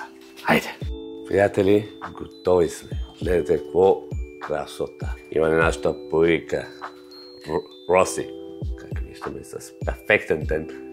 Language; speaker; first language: Bulgarian; non-native, fluent; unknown